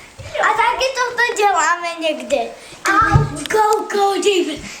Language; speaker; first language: Czech; early bilingual, heritage; Czech